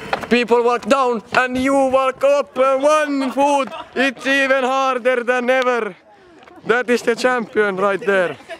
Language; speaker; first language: English; non-native, learner; Finnish